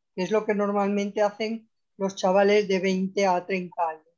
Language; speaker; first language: Spanish; native; Spanish